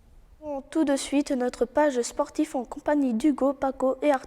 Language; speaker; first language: French; native; French